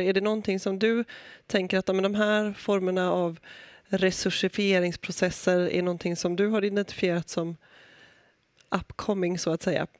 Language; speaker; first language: Swedish; native; Swedish